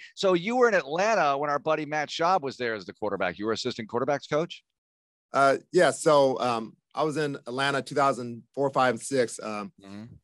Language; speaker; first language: English; native; English